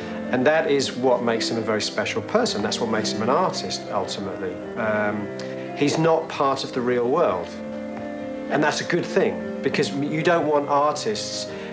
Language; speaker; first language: English; native; English